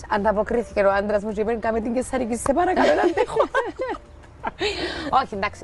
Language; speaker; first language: Greek; native; Greek